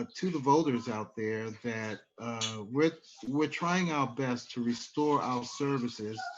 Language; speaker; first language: English; native; English